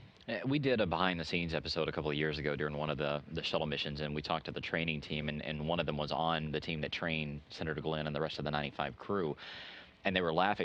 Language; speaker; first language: English; native; English